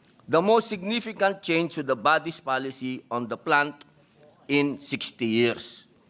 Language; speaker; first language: English; non-native, local second language; Filipino